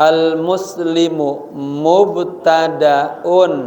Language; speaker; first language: Arabic; non-native, fluent; Indonesian